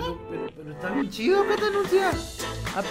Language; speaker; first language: Spanish; native; Spanish